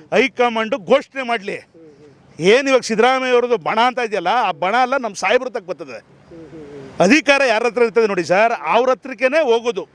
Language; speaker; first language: Kannada; native; Kannada